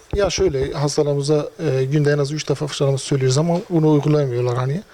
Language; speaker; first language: Turkish; native; Turkish